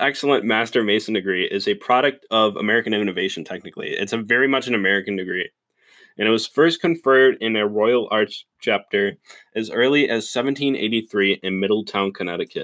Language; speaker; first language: English; native; English